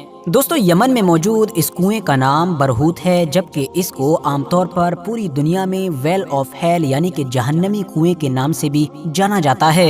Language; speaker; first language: Hindi; native; Hindi